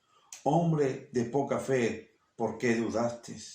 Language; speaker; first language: Spanish; native; Spanish